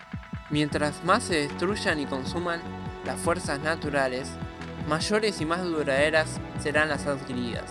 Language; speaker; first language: Spanish; native; Spanish